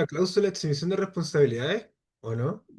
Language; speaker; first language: Spanish; native; Spanish